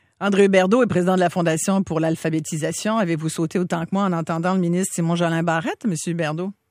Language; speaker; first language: French; native; French